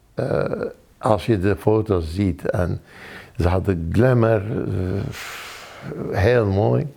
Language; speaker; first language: Dutch; non-native, fluent; Arabic